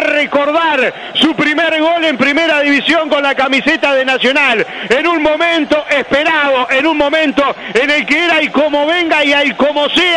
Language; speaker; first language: Spanish; native; Spanish